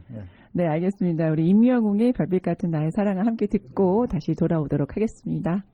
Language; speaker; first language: Korean; native; Korean